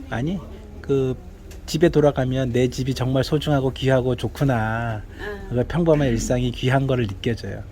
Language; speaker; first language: Korean; native; Korean